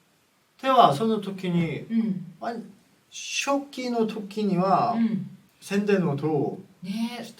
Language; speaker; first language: Japanese; non-native, fluent; Korean